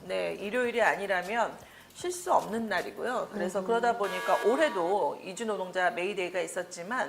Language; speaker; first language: Korean; native; Korean